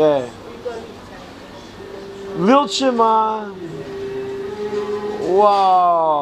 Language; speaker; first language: Chinese; non-native, learner; English